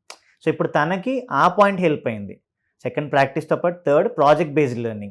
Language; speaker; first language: Telugu; native; Telugu